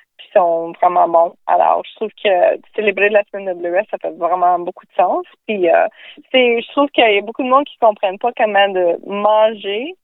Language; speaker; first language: French; native; French